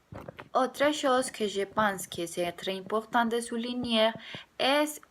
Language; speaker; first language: French; non-native, learner; Spanish